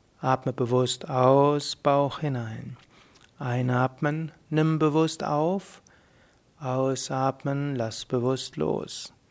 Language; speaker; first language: German; native; German